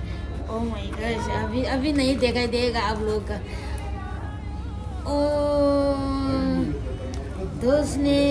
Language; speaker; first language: Hindi; non-native, local second language; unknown